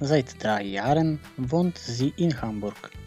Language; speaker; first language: German; non-native, fluent; Macedonian